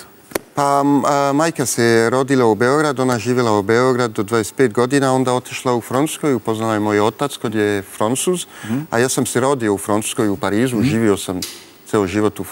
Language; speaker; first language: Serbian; early bilingual, heritage; French